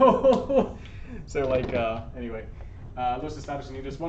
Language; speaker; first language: Spanish; non-native, learner; English